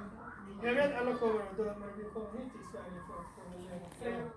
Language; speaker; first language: Swedish; non-native, learner; Somali